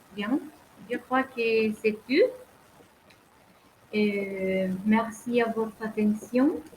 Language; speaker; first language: French; non-native, learner; Spanish